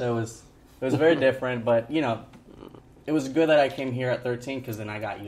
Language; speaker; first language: English; non-native, fluent; Spanish